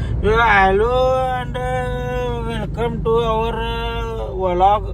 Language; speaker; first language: English; non-native, learner; Marathi